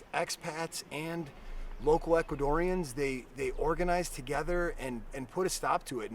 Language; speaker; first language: English; native; English